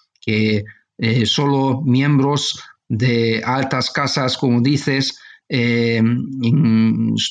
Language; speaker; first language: Spanish; non-native, fluent; Hungarian